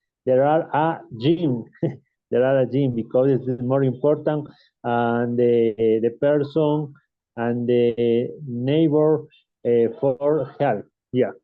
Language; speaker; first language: English; non-native, learner; Spanish